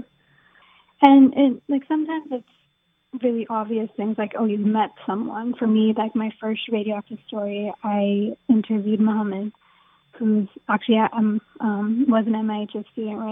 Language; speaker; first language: English; native; English